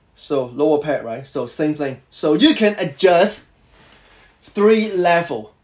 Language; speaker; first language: English; non-native, local second language; Cantonese